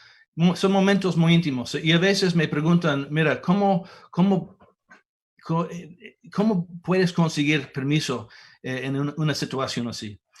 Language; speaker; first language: Spanish; non-native, fluent; English